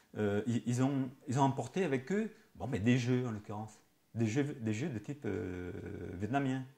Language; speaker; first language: French; native; French